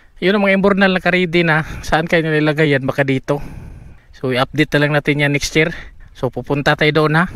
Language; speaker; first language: Filipino; non-native, local second language; Cebuano